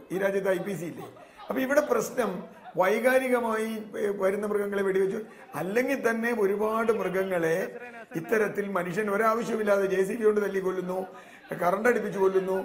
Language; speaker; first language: Malayalam; native; Malayalam